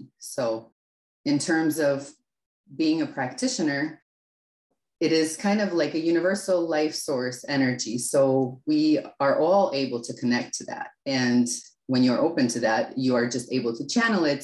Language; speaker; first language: English; non-native, fluent; Russian